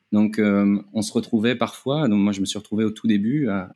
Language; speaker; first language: French; native; French